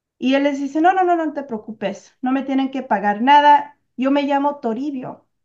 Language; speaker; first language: Spanish; early bilingual, heritage; Spanish